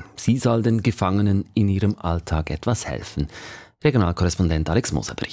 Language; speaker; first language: German; native; German